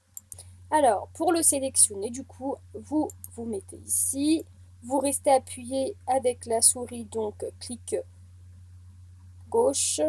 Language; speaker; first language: French; native; French